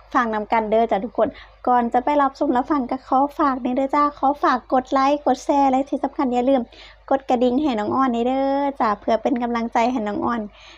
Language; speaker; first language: Thai; native; Thai